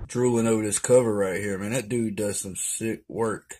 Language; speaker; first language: English; native; English